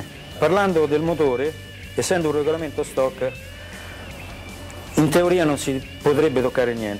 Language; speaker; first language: Italian; native; Italian